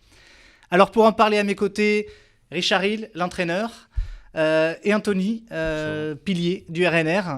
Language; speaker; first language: French; native; French